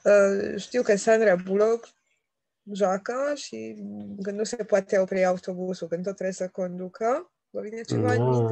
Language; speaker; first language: Romanian; non-native, local second language; Hungarian